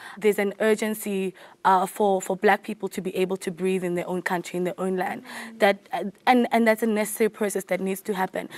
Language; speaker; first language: English; non-native, local second language; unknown